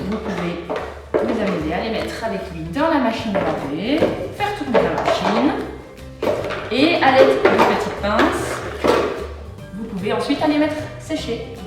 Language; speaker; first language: French; native; French